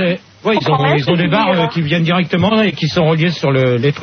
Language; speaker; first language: French; native; French